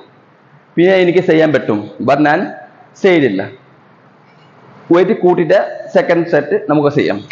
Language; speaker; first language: Malayalam; non-native, learner; Assamese